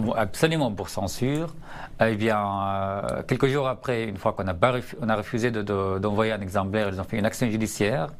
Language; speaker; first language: French; non-native, fluent; Arabic